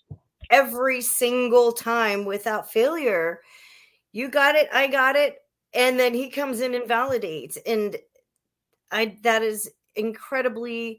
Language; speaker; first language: English; native; English